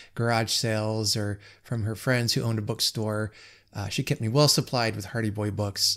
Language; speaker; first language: English; native; English